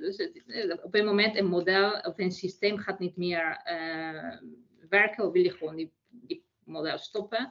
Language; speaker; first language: Dutch; non-native, fluent; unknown